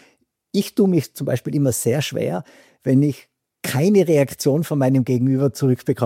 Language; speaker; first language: German; native; German